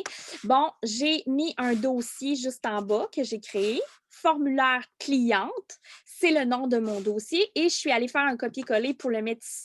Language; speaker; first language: French; native; French